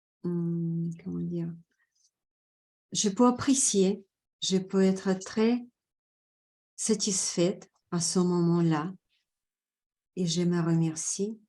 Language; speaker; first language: French; non-native, fluent; Russian